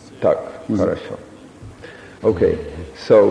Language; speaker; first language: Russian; non-native, learner; English